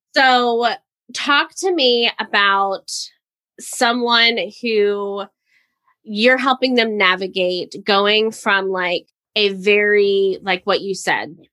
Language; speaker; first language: English; native; English